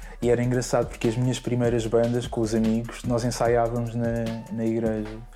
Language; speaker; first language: Portuguese; native; Portuguese